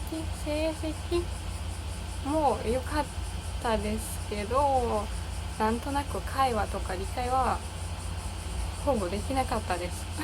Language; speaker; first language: Japanese; non-native, learner; German